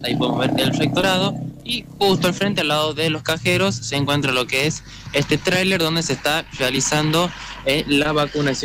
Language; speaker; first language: Spanish; native; Spanish